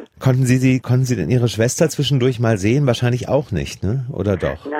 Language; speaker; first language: German; native; German